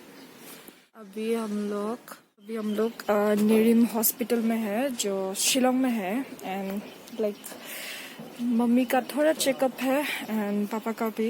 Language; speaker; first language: Hindi; non-native, local second language; Assamese